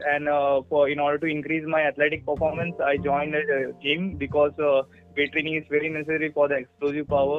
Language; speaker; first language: English; non-native, local second language; Marathi